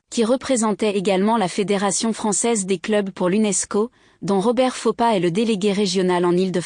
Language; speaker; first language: French; native; French